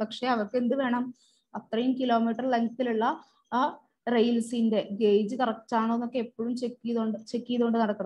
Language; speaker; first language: Malayalam; native; Malayalam